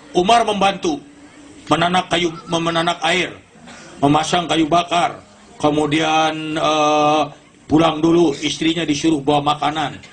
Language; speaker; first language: Indonesian; non-native, local second language; Sundanese